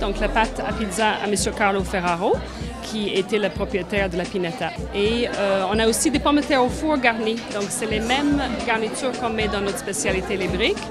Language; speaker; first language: French; native; French